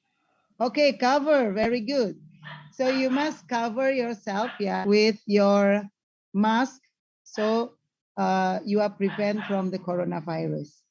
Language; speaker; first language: English; non-native, learner; Indonesian